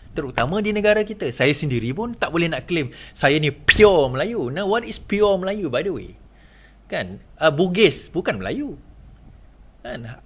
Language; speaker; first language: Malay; native; Malay